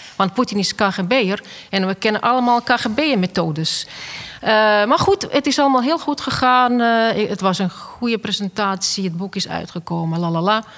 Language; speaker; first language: Dutch; non-native, fluent; Russian